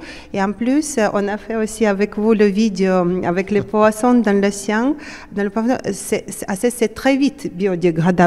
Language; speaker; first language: French; non-native, fluent; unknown